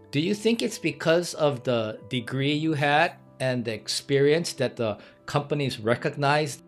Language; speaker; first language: English; native; English